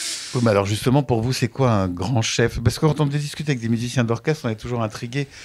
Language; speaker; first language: French; native; French